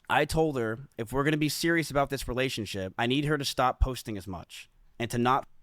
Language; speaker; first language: English; native; English